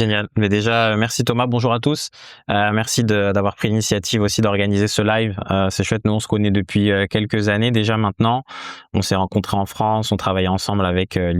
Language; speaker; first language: French; native; French